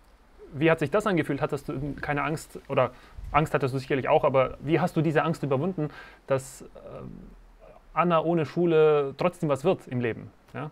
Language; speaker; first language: German; native; German